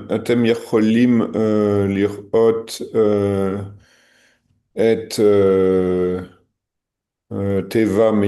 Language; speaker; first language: Hebrew; non-native, learner; French